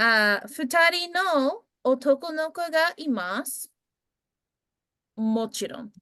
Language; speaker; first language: Japanese; non-native, fluent; English